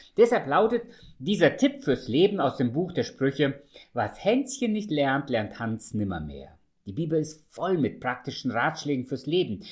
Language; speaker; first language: German; early bilingual, other home language; Russian